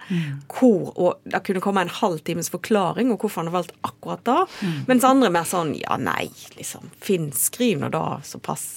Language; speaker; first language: Norwegian; native; Norwegian